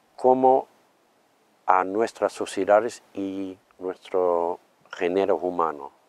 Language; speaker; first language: Spanish; non-native, fluent; German